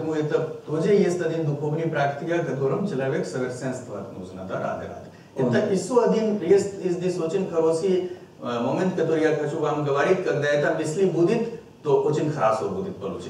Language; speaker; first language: Russian; non-native, learner; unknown